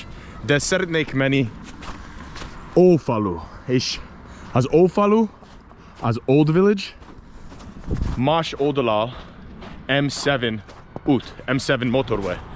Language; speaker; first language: Hungarian; non-native, learner; English